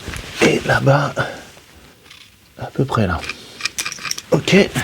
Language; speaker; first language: French; native; French